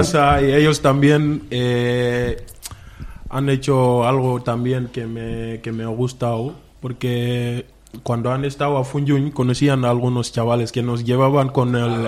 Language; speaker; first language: Spanish; non-native, fluent; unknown